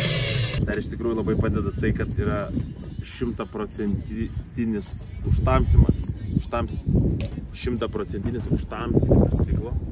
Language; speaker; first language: Lithuanian; native; Lithuanian